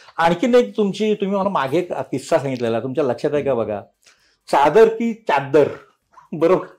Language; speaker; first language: Marathi; native; Marathi